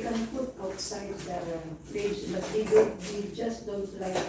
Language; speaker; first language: English; non-native, learner; Filipino